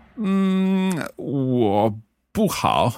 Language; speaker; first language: Chinese; non-native, learner; English